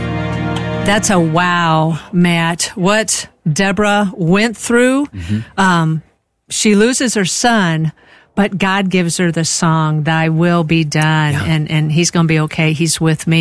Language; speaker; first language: English; native; English